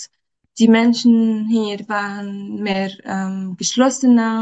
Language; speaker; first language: German; non-native, fluent; Arabic